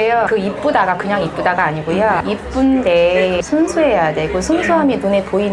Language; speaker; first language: Korean; native; Korean